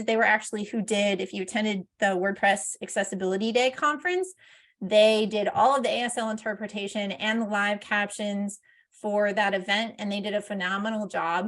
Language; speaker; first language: English; native; English